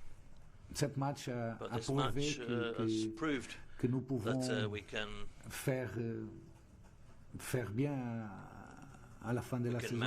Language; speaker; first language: French; non-native, fluent; Portuguese